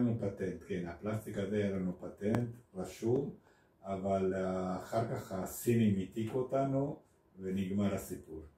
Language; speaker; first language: Hebrew; non-native, fluent; Spanish